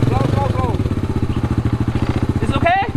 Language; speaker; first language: English; non-native, learner; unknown